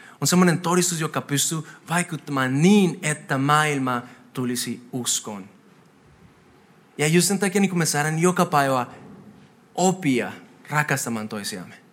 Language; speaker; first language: Finnish; non-native, fluent; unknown